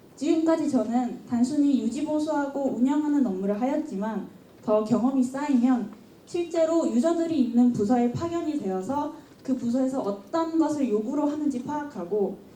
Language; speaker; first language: Korean; native; Korean